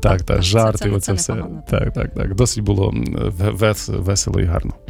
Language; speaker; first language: Ukrainian; native; Ukrainian